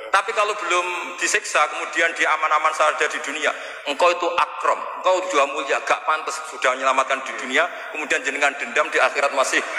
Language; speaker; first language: Indonesian; non-native, local second language; Javanese